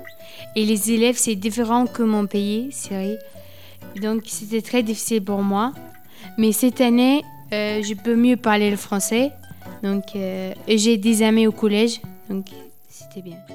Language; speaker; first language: French; non-native, learner; Arabic